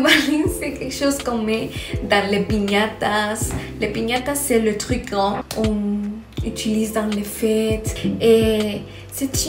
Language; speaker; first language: French; non-native, fluent; Spanish